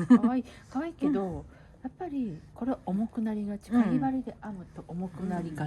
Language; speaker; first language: Japanese; native; Japanese